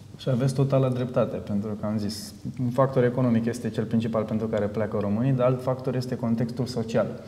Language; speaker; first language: Romanian; native; Romanian